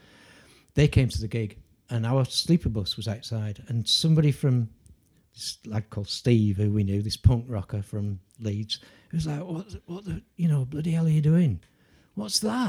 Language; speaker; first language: English; native; English